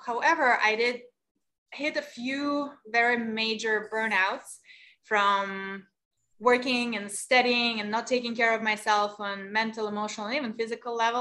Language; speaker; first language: English; non-native, fluent; Russian